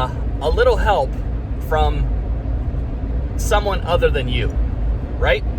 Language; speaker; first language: English; native; English